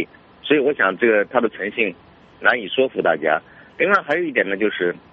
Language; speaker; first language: Chinese; native; Chinese